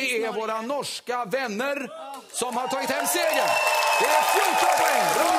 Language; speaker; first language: Swedish; native; Swedish